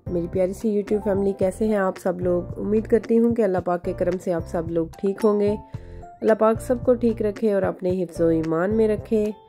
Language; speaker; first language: Urdu; non-native, local second language; Punjabi